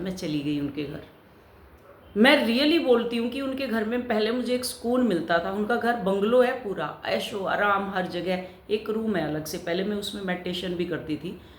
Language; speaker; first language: Hindi; native; Hindi